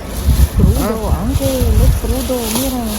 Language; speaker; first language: Spanish; non-native, learner; Filipino